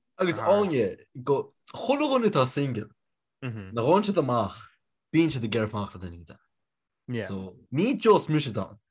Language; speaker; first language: Irish; native; Irish